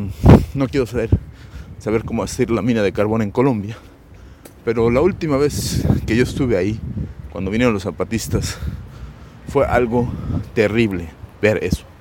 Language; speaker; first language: Spanish; native; Spanish